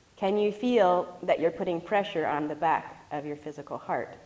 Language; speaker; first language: English; native; English